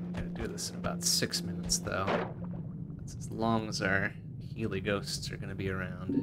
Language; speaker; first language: English; native; English